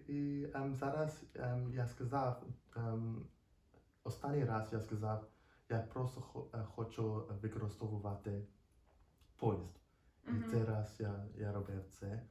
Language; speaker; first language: Ukrainian; non-native, learner; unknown